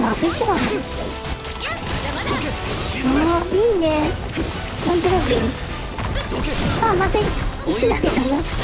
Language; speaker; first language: Japanese; native; Japanese